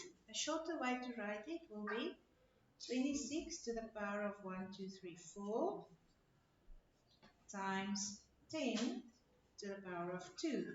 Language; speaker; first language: English; non-native, local second language; Afrikaans